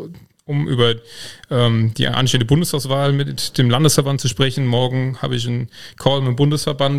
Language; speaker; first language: German; native; German